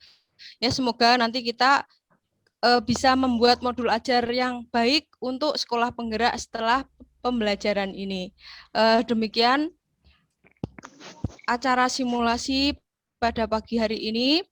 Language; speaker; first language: Indonesian; native; Indonesian